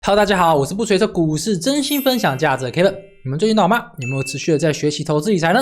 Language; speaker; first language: Chinese; native; Chinese